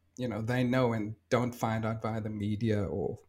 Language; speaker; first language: English; native; English